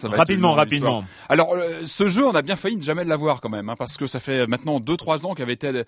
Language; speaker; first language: French; native; French